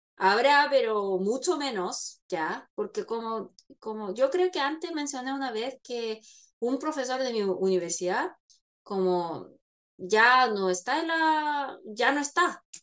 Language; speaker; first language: Spanish; non-native, fluent; Korean